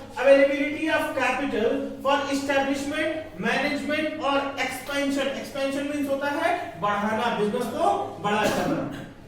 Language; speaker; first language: Hindi; native; Hindi